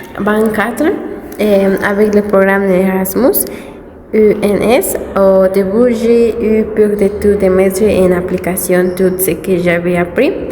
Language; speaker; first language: French; non-native, learner; Spanish